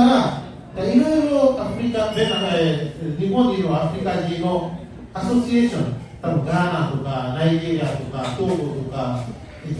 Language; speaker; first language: Japanese; non-native, learner; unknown